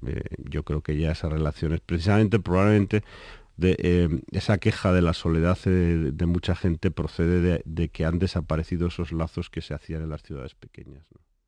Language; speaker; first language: Spanish; native; Spanish